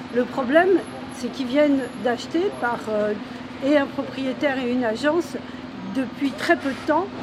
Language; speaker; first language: French; native; French